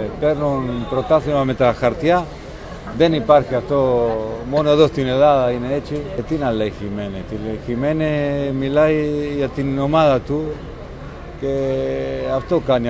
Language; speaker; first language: Greek; non-native, learner; Spanish